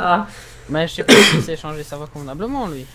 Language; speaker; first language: French; native; French